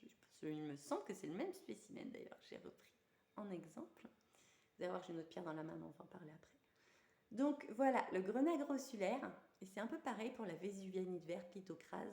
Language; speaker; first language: French; native; French